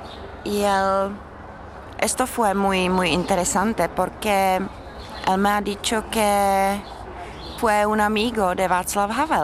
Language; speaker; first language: Spanish; non-native, learner; Czech